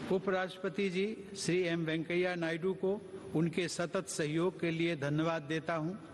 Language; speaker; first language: Hindi; native; Hindi